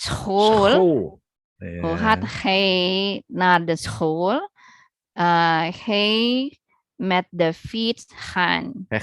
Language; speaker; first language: Dutch; non-native, learner; Indonesian